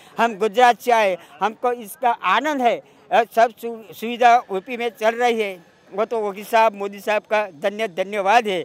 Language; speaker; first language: Hindi; non-native, local second language; Gujarati